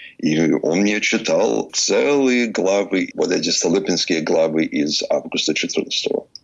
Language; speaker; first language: Russian; early bilingual, heritage; Russian